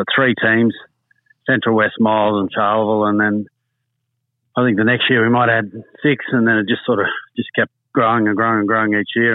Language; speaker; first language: English; native; English